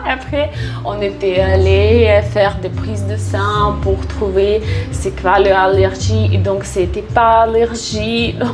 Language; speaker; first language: French; non-native, fluent; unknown